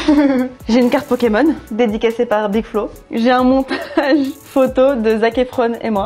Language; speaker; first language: French; native; French